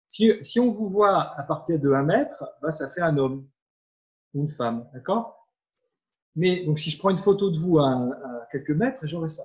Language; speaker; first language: French; native; French